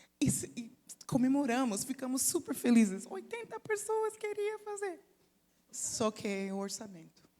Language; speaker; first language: Portuguese; non-native, fluent; English